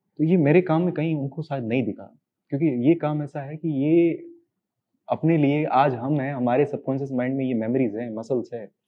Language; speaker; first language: Hindi; native; Hindi